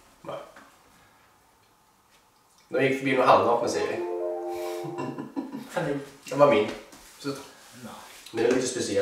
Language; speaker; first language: Swedish; native; Swedish